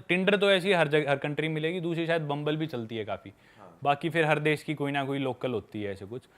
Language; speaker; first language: Hindi; non-native, local second language; Punjabi